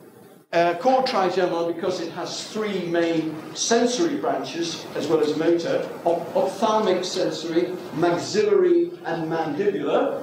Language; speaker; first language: English; native; English